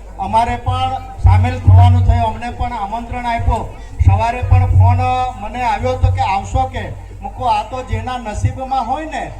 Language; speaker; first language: Gujarati; non-native, local second language; Kukna